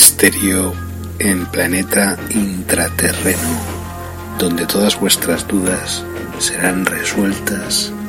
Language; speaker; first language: Spanish; native; Spanish